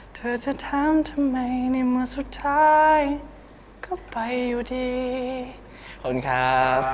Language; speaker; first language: Thai; native; Thai